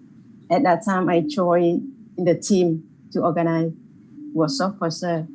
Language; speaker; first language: English; non-native, learner; Vietnamese